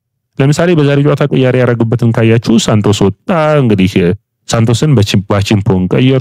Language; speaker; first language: Amharic; native; Amharic